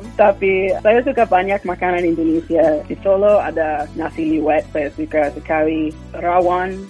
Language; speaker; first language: Indonesian; non-native, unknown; English